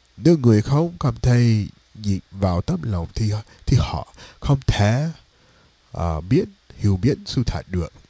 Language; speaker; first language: Vietnamese; non-native, learner; English